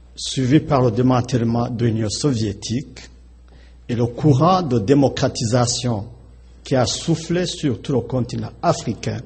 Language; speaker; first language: French; non-native, local second language; Rundi